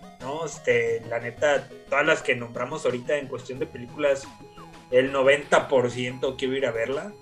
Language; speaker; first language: Spanish; native; Spanish